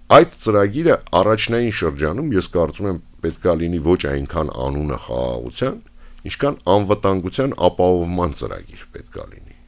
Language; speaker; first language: Armenian; native; Armenian